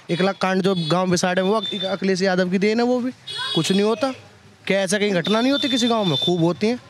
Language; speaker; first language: Hindi; native; Hindi